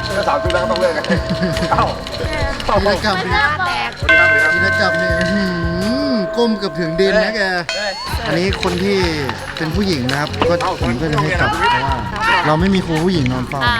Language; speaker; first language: Thai; native; Thai